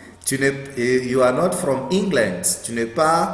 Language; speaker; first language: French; non-native, fluent; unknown